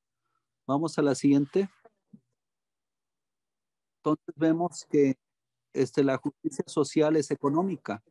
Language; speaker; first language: Spanish; early bilingual, heritage; English